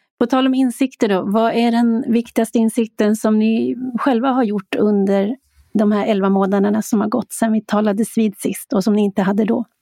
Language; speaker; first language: Swedish; native; Swedish